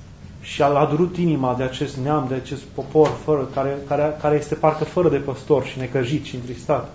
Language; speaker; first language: Romanian; native; Romanian